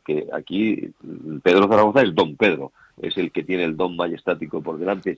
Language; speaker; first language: Spanish; native; Spanish